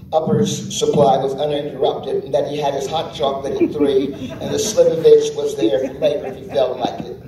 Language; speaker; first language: English; native; English